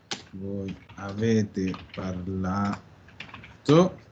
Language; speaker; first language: Italian; non-native, fluent; Spanish